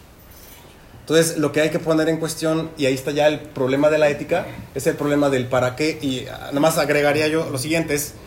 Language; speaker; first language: Spanish; native; Spanish